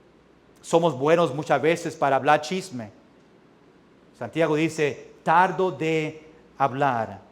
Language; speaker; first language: Spanish; early bilingual, heritage; English